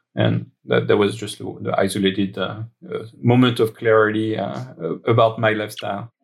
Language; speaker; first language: English; non-native, fluent; French